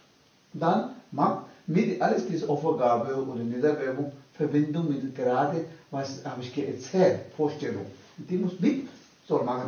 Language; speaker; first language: German; non-native, learner; Tibetan